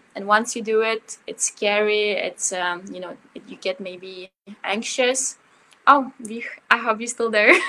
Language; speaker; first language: English; early bilingual, other home language; Ukrainian